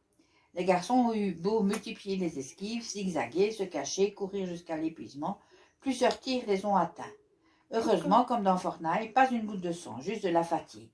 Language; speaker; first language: French; native; French